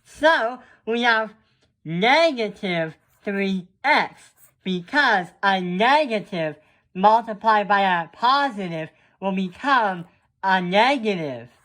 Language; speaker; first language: English; native; English